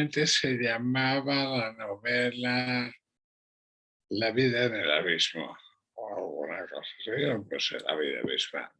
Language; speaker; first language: Spanish; non-native, local second language; Catalan